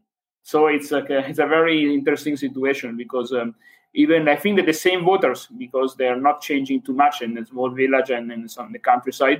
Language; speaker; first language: English; non-native, fluent; Italian